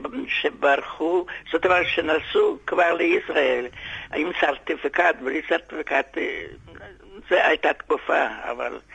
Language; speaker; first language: Hebrew; non-native, fluent; Yiddish